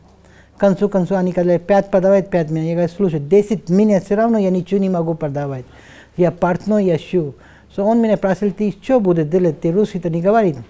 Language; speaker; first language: Russian; non-native, learner; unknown